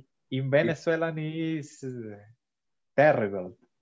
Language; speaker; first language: English; non-native, learner; Spanish